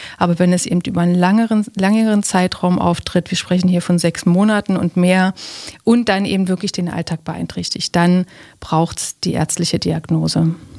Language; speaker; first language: German; native; German